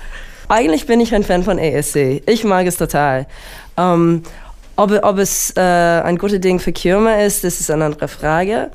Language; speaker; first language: German; non-native, fluent; English